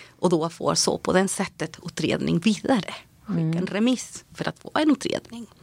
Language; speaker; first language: Swedish; non-native, fluent; Spanish